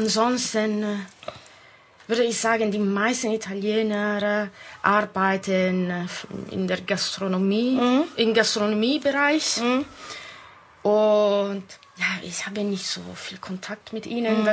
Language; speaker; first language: German; non-native, fluent; Italian